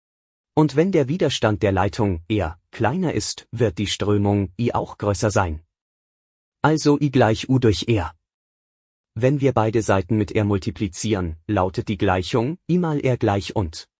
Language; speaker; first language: German; native; German